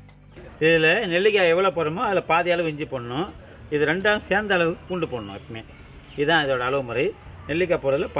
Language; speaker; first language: Tamil; native; Tamil